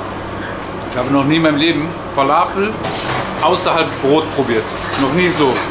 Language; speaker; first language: German; native; German